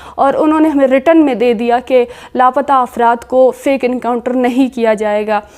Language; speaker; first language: Urdu; non-native, local second language; Baluchi